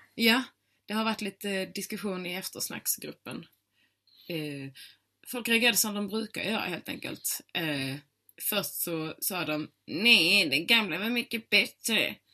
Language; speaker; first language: Swedish; native; Swedish